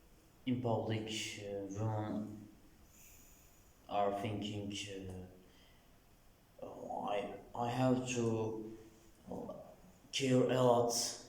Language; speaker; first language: English; non-native, learner; Turkish